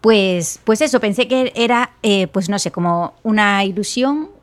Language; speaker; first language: Spanish; native; Spanish